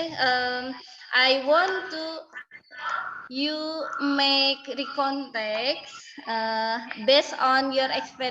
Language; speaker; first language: English; non-native, learner; Indonesian